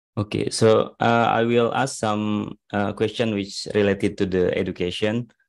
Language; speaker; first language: English; non-native, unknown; Indonesian